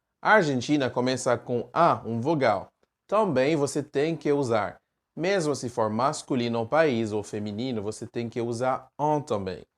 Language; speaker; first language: Portuguese; non-native, fluent; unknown